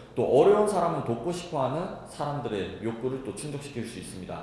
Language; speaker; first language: Korean; native; Korean